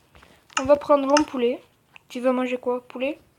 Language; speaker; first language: French; native; French